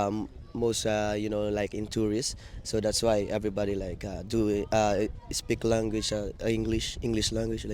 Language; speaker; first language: English; non-native, local second language; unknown